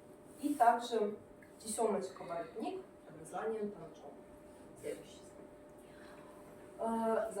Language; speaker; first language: Russian; native; Russian